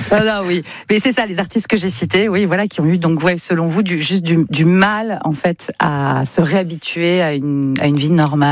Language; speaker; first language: French; native; French